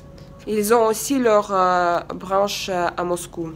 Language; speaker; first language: French; non-native, fluent; Russian